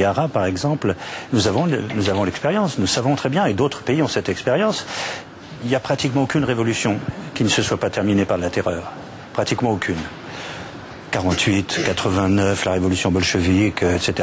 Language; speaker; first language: French; native; French